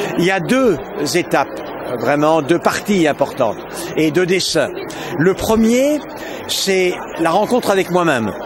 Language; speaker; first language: French; native; French